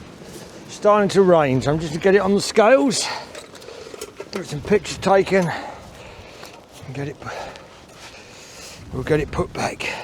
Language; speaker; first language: English; native; English